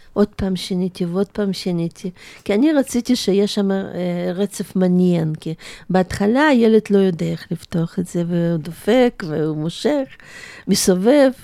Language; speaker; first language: Hebrew; non-native, fluent; Russian